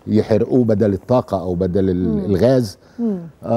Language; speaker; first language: Arabic; native; Arabic